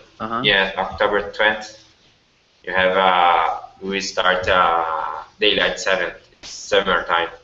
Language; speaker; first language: English; non-native, learner; Portuguese